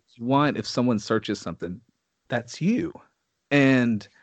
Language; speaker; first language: English; native; English